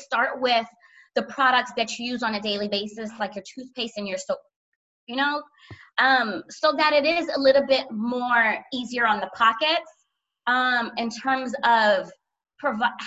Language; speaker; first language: English; native; English